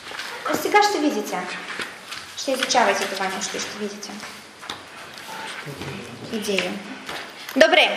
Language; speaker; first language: Bulgarian; non-native, learner; Russian